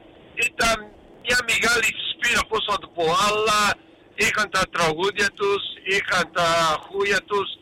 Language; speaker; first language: Greek; early bilingual, heritage; Greek